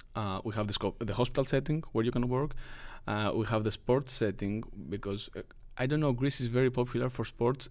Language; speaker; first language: English; non-native, fluent; Greek